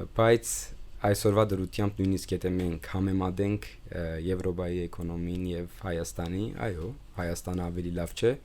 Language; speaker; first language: Armenian; early bilingual, heritage; Armenian